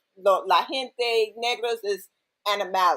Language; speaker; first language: Spanish; non-native, learner; English